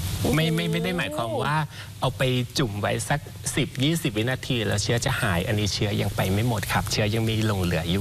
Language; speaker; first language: Thai; native; Thai